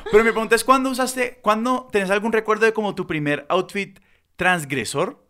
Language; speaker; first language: Spanish; native; Spanish